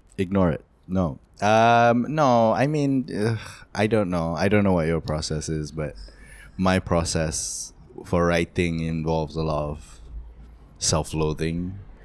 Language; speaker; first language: English; non-native, local second language; Malay